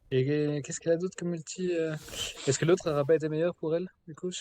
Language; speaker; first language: French; native; French